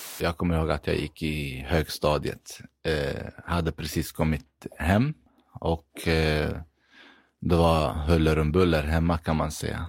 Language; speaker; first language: Swedish; early bilingual, other home language; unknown